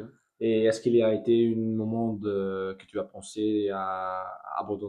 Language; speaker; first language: French; non-native, learner; Dutch